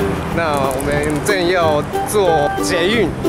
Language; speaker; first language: Chinese; non-native, fluent; Japanese